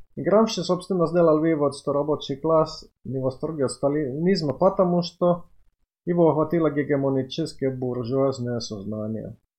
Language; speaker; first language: Russian; non-native, fluent; Finnish